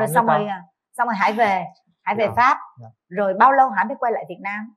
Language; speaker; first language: Vietnamese; native; Vietnamese